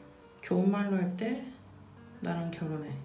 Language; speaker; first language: Korean; native; Korean